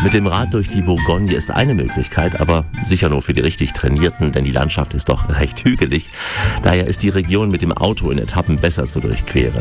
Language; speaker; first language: German; native; German